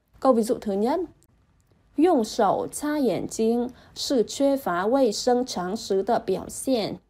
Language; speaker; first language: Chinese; non-native, fluent; Vietnamese